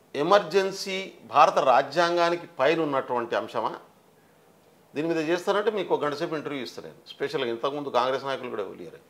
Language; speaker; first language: Telugu; non-native, local second language; Lambadi